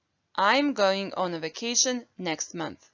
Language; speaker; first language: English; non-native, fluent; Bosnian